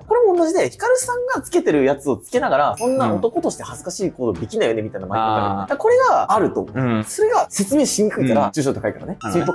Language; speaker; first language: Japanese; native; Japanese